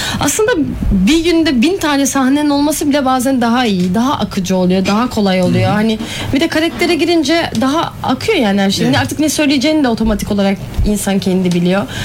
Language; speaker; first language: Turkish; early bilingual, heritage; Turkish